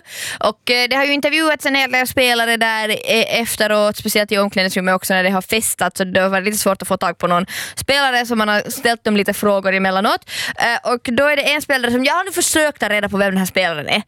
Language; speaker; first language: Swedish; native; Swedish